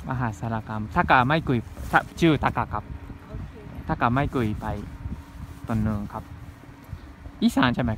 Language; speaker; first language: Thai; non-native, learner; Japanese